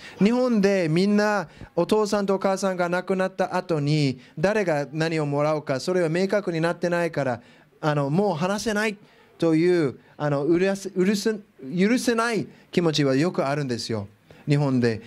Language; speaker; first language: Japanese; non-native, fluent; English